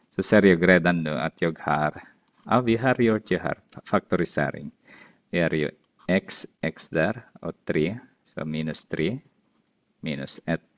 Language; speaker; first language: Swedish; non-native, fluent; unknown